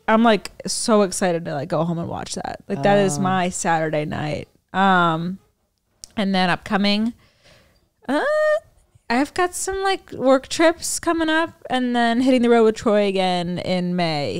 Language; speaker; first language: English; native; English